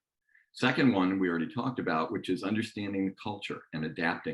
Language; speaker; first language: English; native; English